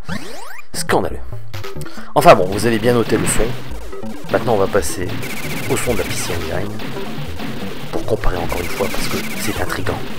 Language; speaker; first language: French; native; French